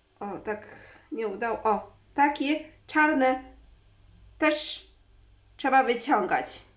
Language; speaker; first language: Polish; non-native, learner; Chinese